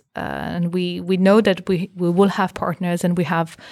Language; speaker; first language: English; non-native, fluent; French